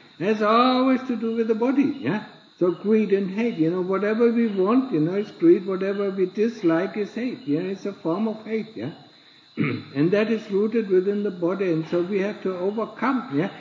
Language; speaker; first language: English; non-native, fluent; German